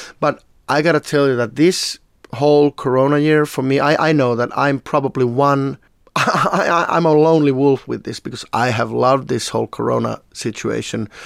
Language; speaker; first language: English; non-native, fluent; Finnish